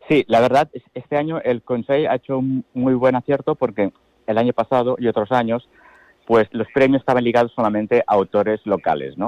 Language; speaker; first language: Spanish; native; Spanish